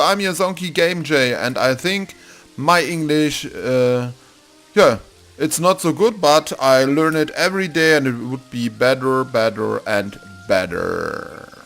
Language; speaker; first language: English; non-native, learner; German